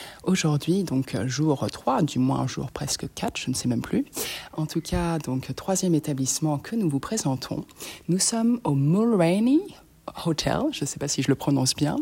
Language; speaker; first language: French; native; French